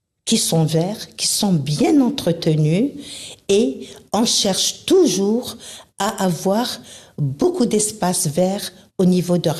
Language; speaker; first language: French; non-native, local second language; Arabic